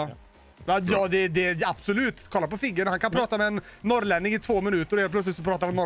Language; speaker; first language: Swedish; native; Swedish